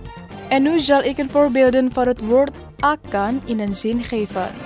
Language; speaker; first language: Dutch; non-native, learner; Indonesian